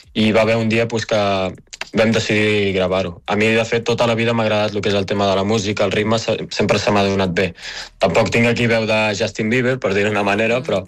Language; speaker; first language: Catalan; early bilingual, other home language; Arabic